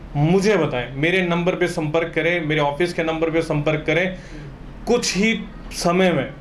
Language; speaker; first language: Hindi; native; Hindi